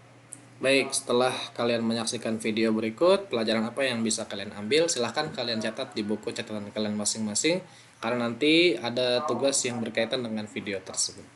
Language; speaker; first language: Indonesian; native; Indonesian